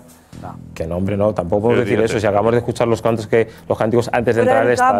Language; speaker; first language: Spanish; native; Spanish